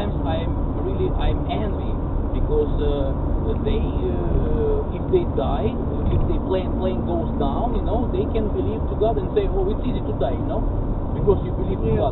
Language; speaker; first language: English; non-native, fluent; Russian